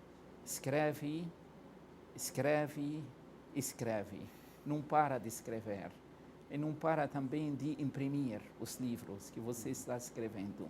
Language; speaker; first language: Portuguese; non-native, fluent; Arabic